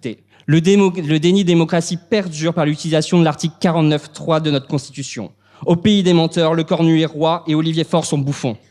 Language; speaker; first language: French; native; French